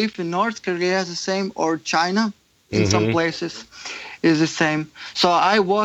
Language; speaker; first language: English; non-native, fluent; Ukrainian